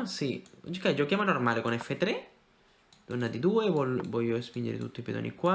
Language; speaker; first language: Italian; non-native, fluent; Spanish